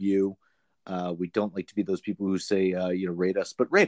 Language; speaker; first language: English; native; English